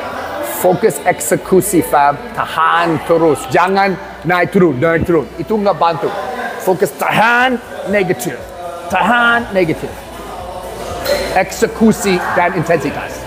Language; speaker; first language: Indonesian; non-native, learner; English